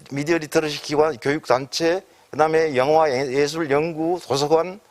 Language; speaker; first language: Korean; native; Korean